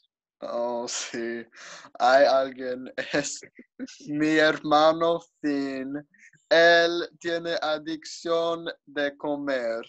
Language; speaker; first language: Spanish; non-native, learner; English